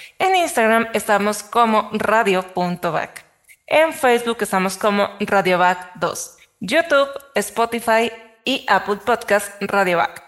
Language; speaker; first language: Spanish; native; Spanish